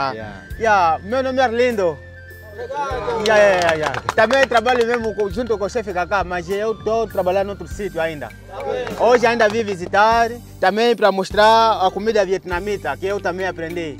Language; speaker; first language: Portuguese; non-native, learner; Vietnamese